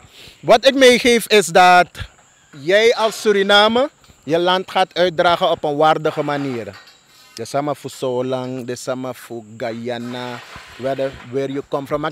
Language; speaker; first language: Dutch; native; Dutch